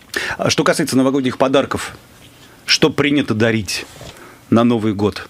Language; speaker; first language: Russian; native; Russian